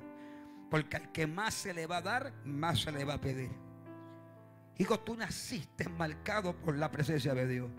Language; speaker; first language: Spanish; native; Spanish